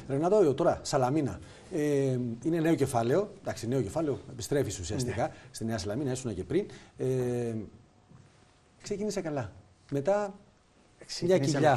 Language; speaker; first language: Greek; native; Greek